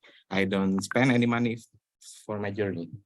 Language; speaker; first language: English; non-native, learner; Indonesian